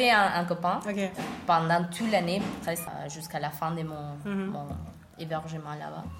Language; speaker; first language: French; non-native, learner; Spanish